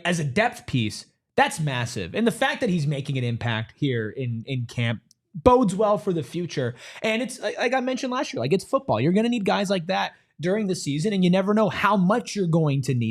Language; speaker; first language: English; native; English